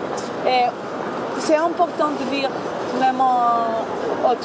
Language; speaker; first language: French; non-native, fluent; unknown